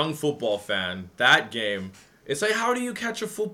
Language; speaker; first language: English; native; English